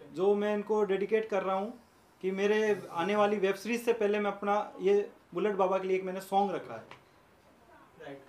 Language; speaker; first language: Hindi; native; Hindi